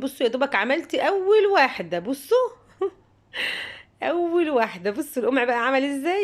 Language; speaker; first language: Arabic; native; Arabic